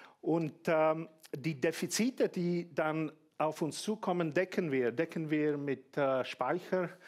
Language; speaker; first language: German; non-native, fluent; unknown